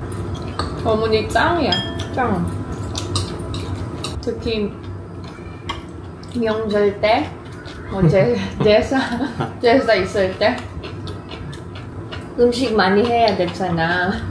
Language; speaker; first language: Korean; non-native, learner; Filipino